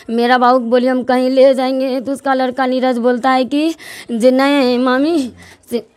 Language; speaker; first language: Hindi; native; Hindi